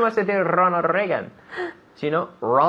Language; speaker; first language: Spanish; non-native, fluent; English